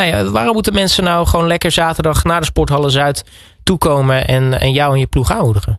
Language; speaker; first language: Dutch; native; Dutch